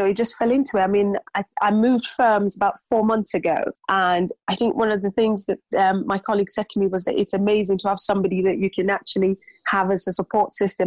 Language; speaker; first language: English; non-native, local second language; Yoruba